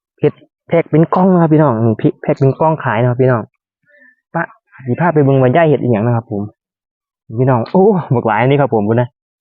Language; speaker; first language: Thai; native; Thai